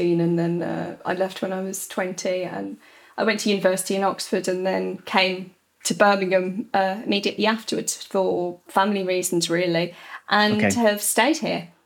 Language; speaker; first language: English; native; English